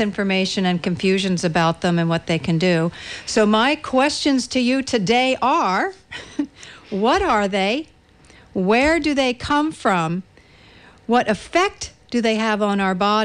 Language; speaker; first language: English; native; English